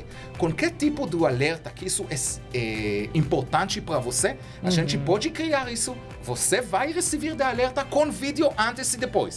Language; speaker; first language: Portuguese; non-native, learner; Hebrew